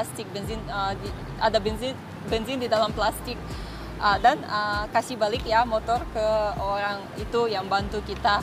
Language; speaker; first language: Indonesian; non-native, fluent; Russian